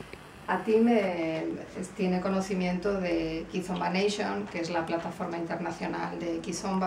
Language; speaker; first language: Spanish; native; Spanish